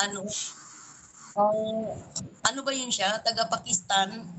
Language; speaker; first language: Filipino; non-native, local second language; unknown